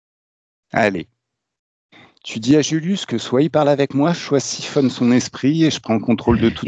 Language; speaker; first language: French; native; French